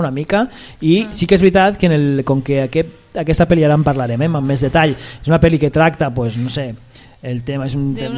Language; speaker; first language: Catalan; native; Catalan